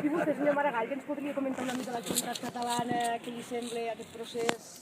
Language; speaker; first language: Catalan; native; Catalan